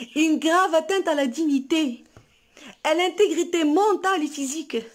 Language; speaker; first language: French; non-native, local second language; Arabic